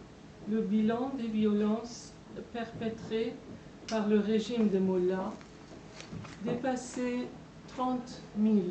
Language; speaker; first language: French; non-native, fluent; Persian